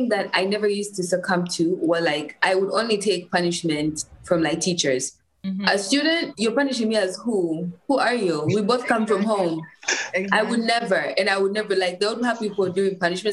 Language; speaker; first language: English; non-native, local second language; Ganda